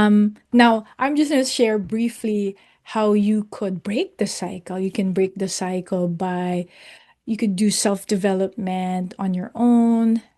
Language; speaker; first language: English; non-native, local second language; Filipino